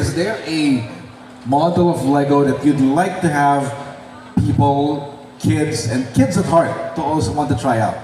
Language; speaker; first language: English; non-native, local second language; Filipino